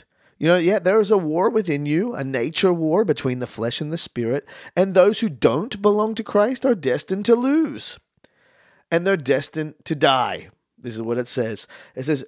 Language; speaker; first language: English; native; English